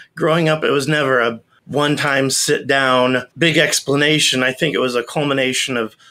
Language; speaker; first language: English; native; English